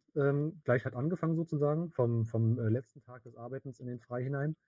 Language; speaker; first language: German; native; German